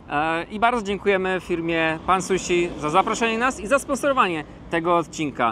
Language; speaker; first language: Polish; native; Polish